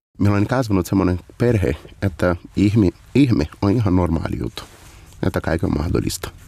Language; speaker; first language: Finnish; non-native, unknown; Portuguese